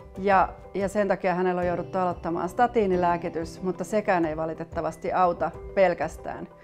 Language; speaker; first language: Finnish; native; Finnish